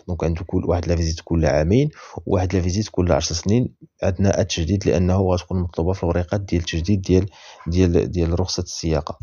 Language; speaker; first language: Arabic; native; Arabic